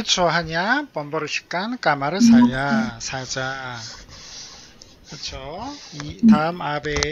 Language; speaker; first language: Korean; native; Korean